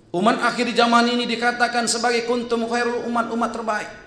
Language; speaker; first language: Indonesian; native; Indonesian